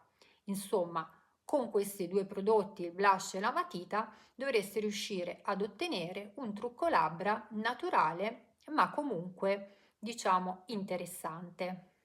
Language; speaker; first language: Italian; native; Italian